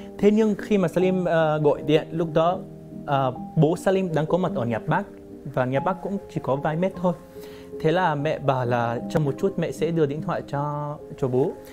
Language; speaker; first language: Vietnamese; non-native, fluent; Arabic